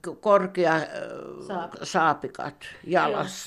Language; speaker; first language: Finnish; non-native, local second language; Swedish